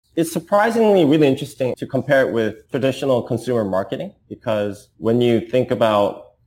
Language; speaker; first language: English; non-native, fluent; Korean